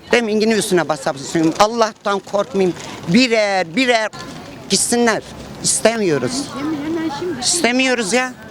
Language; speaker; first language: Turkish; native; Turkish